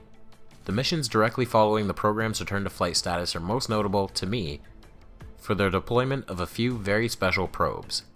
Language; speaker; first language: English; native; English